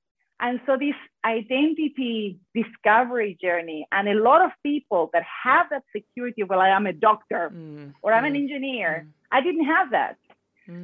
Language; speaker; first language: English; non-native, fluent; Spanish